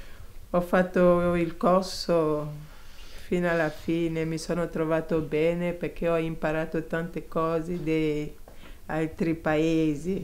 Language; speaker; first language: Italian; non-native, learner; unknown